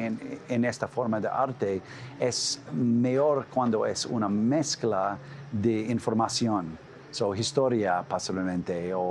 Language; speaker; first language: Spanish; non-native, fluent; English